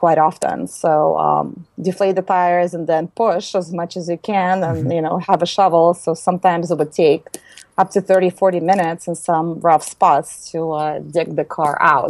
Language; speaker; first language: English; native; English